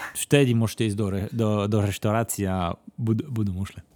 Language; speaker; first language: Slovak; non-native, fluent; French